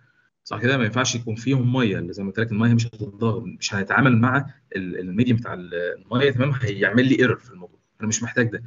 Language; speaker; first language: Arabic; native; Arabic